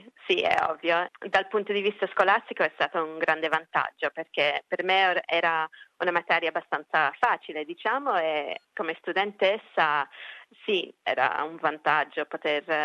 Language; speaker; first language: Italian; early bilingual, heritage; Italian